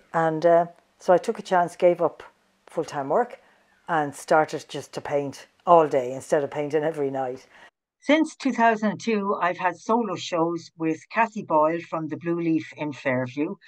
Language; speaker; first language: English; native; English